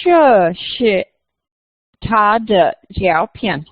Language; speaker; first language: Chinese; non-native, learner; English